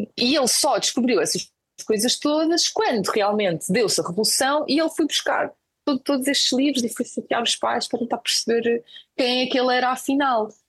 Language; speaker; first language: Portuguese; early bilingual, other home language; Ukrainian